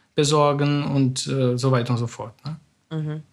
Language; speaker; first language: German; non-native, fluent; Portuguese